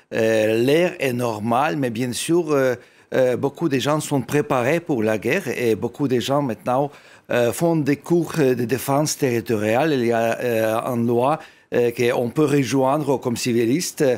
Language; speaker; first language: French; non-native, fluent; Russian